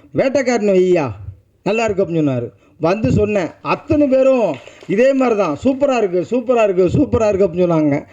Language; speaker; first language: Tamil; native; Tamil